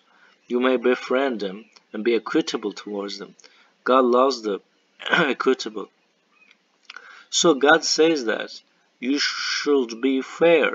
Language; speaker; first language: English; non-native, fluent; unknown